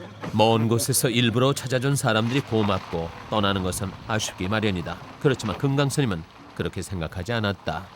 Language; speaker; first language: Korean; native; Korean